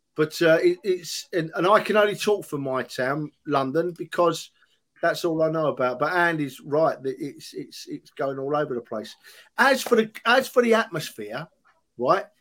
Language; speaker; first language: English; native; English